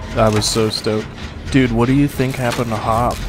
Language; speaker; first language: English; native; English